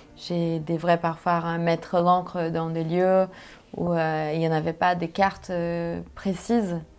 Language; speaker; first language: French; non-native, fluent; Portuguese